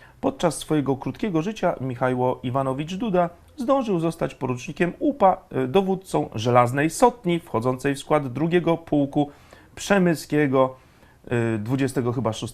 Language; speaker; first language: Polish; native; Polish